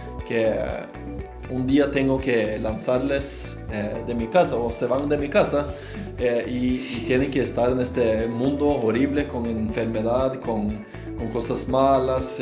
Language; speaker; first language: Spanish; non-native, fluent; Norwegian